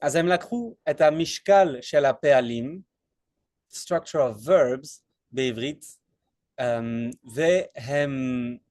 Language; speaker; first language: Hebrew; non-native, fluent; French